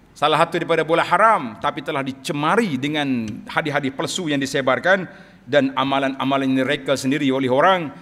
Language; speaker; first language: Malay; native; Malay